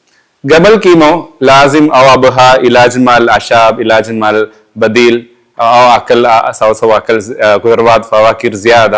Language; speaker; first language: Arabic; non-native, learner; Malayalam